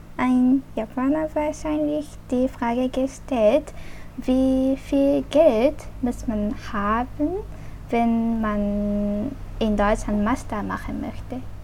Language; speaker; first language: German; non-native, fluent; Japanese